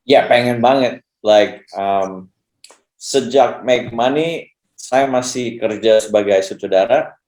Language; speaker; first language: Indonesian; early bilingual, heritage; English